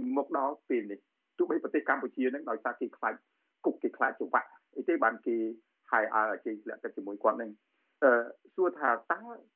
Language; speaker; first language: Khmer; native; Khmer